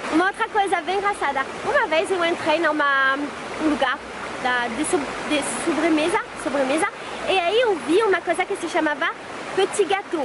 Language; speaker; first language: Portuguese; non-native, fluent; French